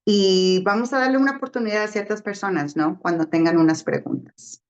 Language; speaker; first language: Spanish; early bilingual, heritage; Spanish